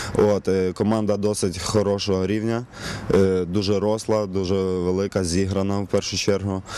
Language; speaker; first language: Ukrainian; native; Ukrainian